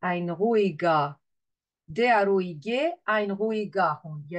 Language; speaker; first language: German; non-native, fluent; Greek